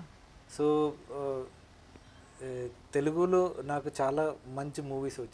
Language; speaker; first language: Telugu; non-native, local second language; Malayalam